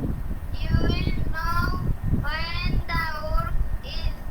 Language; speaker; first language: English; non-native, learner; Bangla